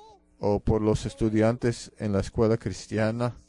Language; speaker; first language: Spanish; non-native, fluent; English